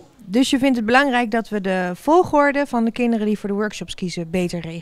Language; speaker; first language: Dutch; native; Dutch